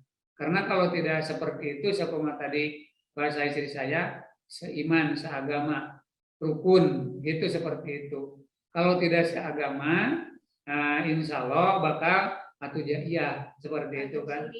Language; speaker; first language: Indonesian; non-native, local second language; Sundanese